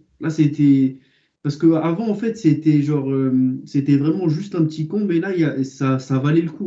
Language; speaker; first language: French; native; French